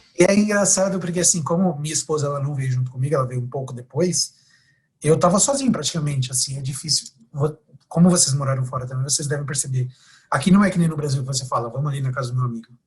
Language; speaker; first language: Portuguese; native; Portuguese